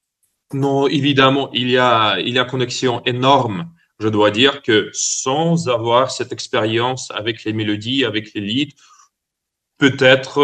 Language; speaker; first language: French; non-native, fluent; Russian